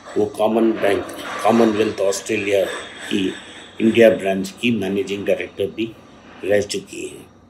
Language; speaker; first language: Hindi; non-native, local second language; Tamil